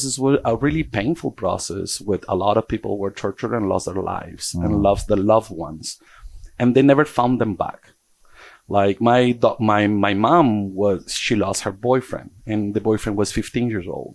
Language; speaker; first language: English; early bilingual, other home language; Portuguese